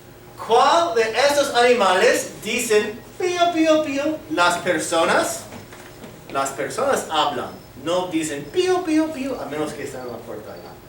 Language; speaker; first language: Spanish; non-native, fluent; English